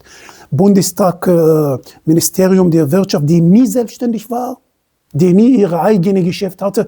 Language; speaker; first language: German; non-native, fluent; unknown